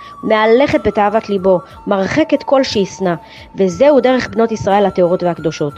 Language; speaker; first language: Hebrew; native; Hebrew